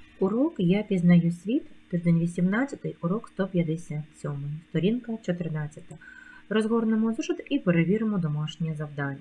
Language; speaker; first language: Ukrainian; native; Ukrainian